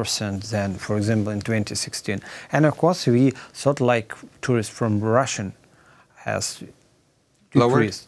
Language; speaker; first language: English; non-native, learner; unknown